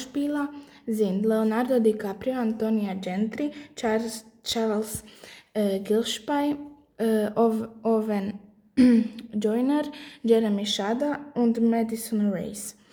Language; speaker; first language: German; non-native, learner; Greek